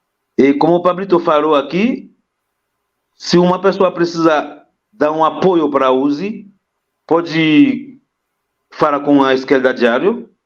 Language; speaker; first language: Portuguese; non-native, fluent; Haitian Creole